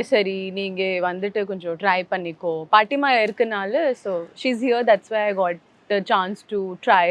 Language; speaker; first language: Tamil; non-native, local second language; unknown